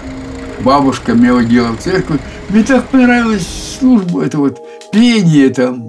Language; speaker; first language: Russian; native; Russian